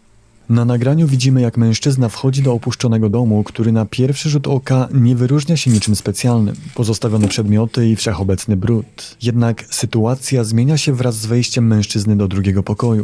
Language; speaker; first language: Polish; native; Polish